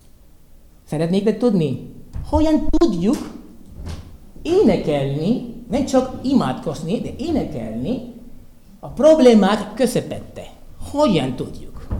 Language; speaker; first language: Hungarian; non-native, learner; Spanish